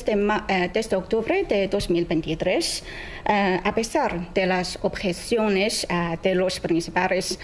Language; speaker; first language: Spanish; non-native, fluent; Chinese